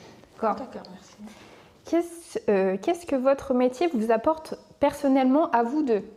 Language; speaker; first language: French; native; French